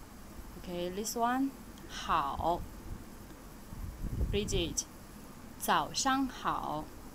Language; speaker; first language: English; non-native, learner; Chinese